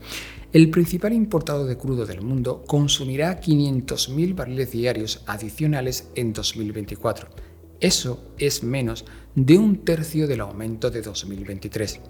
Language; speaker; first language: Spanish; native; Spanish